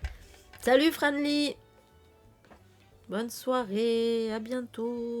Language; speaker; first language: French; native; French